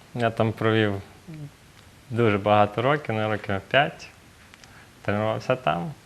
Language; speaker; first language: Ukrainian; native; Ukrainian